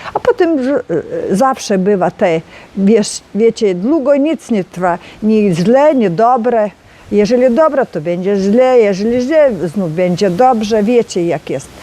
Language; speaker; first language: Polish; non-native, learner; Ukrainian